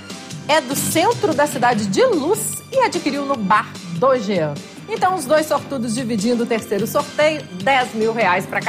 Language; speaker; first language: Portuguese; native; Portuguese